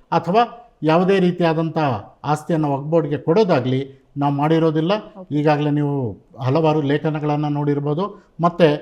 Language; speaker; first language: Kannada; non-native, local second language; Urdu